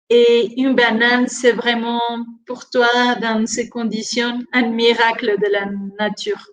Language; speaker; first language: French; non-native, fluent; Spanish